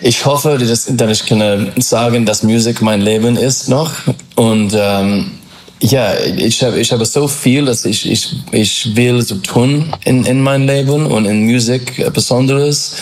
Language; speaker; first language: German; non-native, learner; English